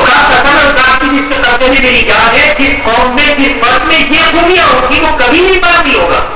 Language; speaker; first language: Urdu; non-native, local second language; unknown